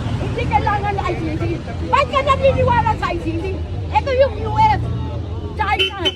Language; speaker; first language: Filipino; non-native, local second language; Iloko